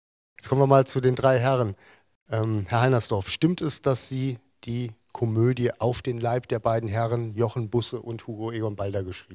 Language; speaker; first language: German; native; German